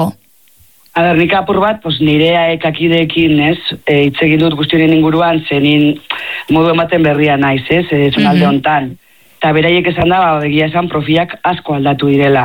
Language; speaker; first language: Basque; native; Basque